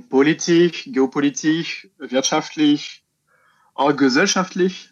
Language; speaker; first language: German; non-native, fluent; French